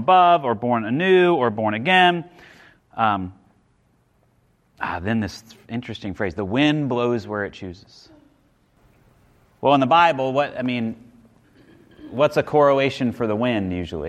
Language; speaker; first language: English; native; English